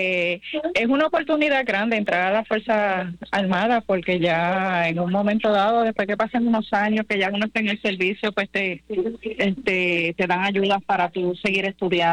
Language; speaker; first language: Spanish; native; Spanish